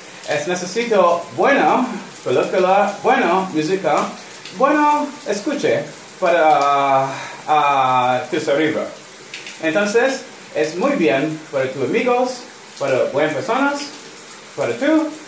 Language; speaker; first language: Spanish; non-native, learner; English